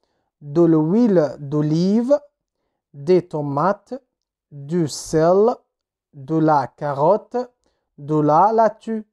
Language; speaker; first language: French; non-native, fluent; Arabic